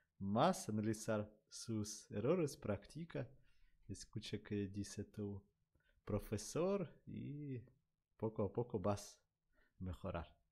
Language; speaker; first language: Spanish; non-native, learner; Russian